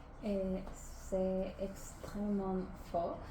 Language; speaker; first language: French; non-native, learner; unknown